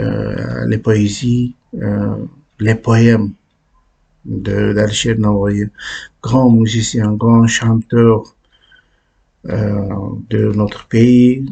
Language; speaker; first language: French; non-native, learner; Uzbek